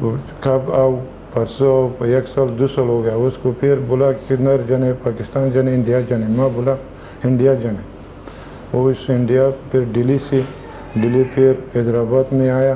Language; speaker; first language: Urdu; non-native, learner; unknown